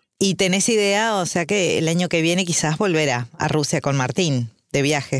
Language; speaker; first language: Spanish; native; Spanish